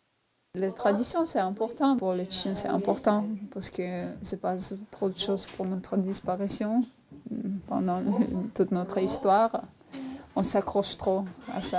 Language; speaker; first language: French; non-native, fluent; Chechen